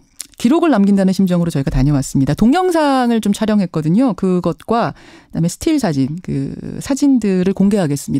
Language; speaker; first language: Korean; native; Korean